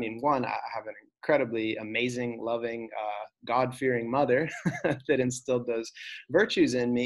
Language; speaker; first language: English; native; English